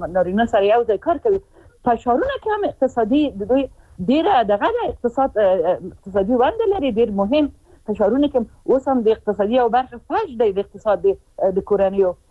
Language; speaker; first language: Pashto; non-native, local second language; Persian